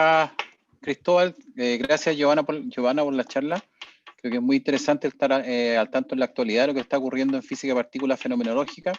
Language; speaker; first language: Spanish; native; Spanish